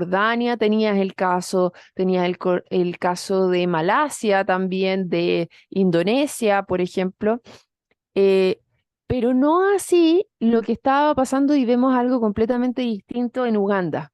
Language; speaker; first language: Spanish; native; Spanish